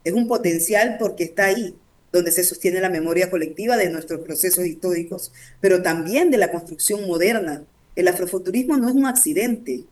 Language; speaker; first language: Spanish; native; Spanish